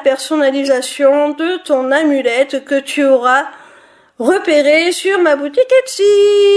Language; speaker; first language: French; native; French